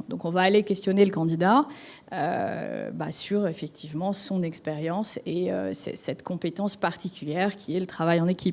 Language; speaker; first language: French; native; French